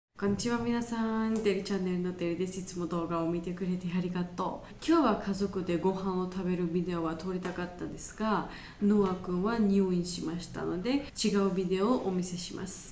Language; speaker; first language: Japanese; non-native, learner; Georgian